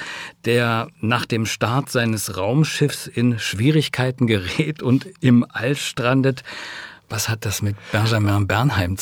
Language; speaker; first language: German; native; German